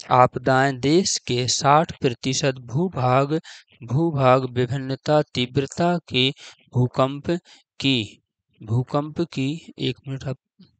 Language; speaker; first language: Hindi; native; Hindi